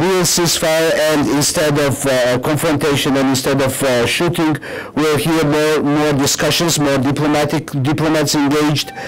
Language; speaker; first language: English; non-native, fluent; Georgian